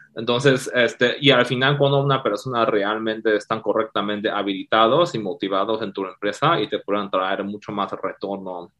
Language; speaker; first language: Spanish; non-native, fluent; Chinese